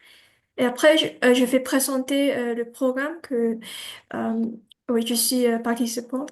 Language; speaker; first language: French; non-native, learner; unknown